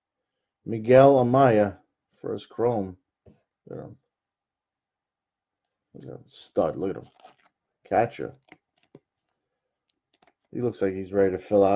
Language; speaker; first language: English; native; English